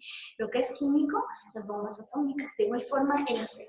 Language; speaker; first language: Spanish; native; Spanish